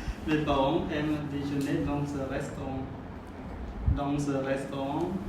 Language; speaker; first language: French; non-native, learner; Khmer